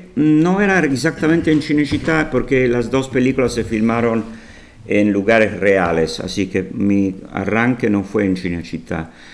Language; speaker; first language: Spanish; non-native, fluent; Italian